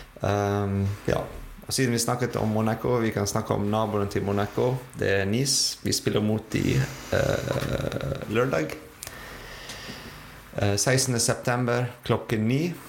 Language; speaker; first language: Norwegian; non-native, fluent; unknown